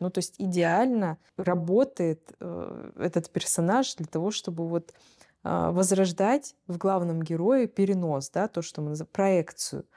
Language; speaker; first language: Russian; native; Russian